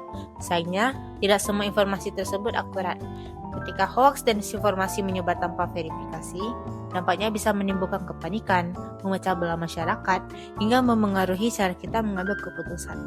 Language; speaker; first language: Indonesian; native; Indonesian